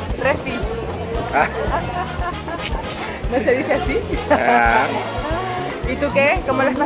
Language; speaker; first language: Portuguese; non-native, learner; Spanish